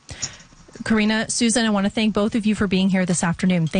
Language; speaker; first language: English; native; English